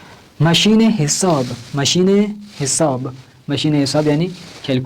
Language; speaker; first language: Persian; non-native, fluent; Urdu